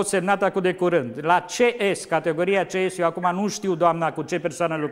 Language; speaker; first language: Romanian; native; Romanian